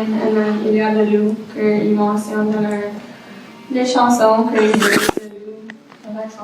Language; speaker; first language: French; non-native, local second language; English